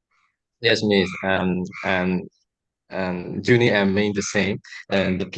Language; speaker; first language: English; non-native, learner; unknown